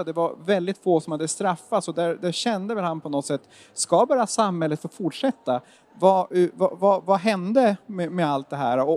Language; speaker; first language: Swedish; native; Swedish